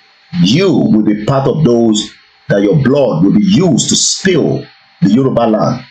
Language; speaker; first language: English; non-native, local second language; Yoruba